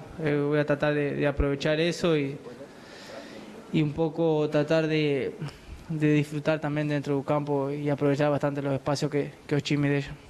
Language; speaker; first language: Portuguese; non-native, learner; Spanish